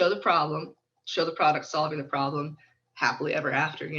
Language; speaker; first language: English; native; English